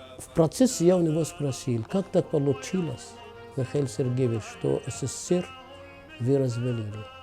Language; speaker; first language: Russian; non-native, fluent; Arabic